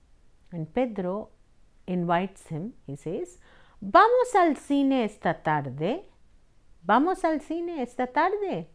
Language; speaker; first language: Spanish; non-native, fluent; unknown